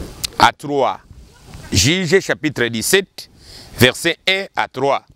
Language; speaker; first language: French; non-native, local second language; Lingala